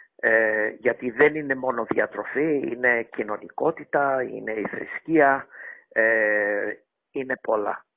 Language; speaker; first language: Greek; early bilingual, heritage; Greek